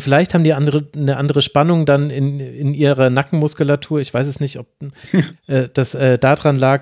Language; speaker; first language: German; native; German